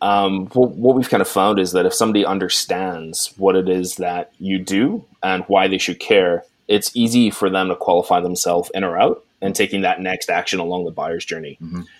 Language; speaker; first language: English; native; English